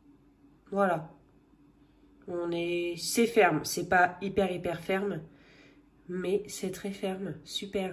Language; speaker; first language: French; native; French